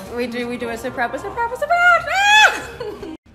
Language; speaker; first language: English; native; English